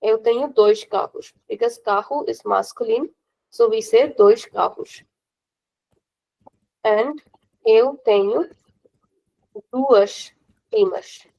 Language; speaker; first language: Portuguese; non-native, fluent; Hindi